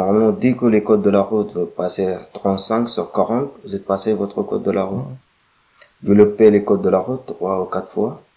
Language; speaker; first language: French; non-native, learner; Arabic